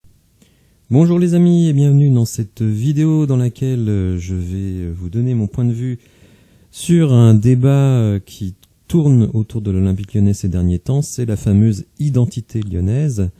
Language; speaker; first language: French; native; French